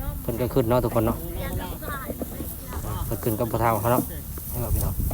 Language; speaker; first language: Thai; non-native, local second language; Lao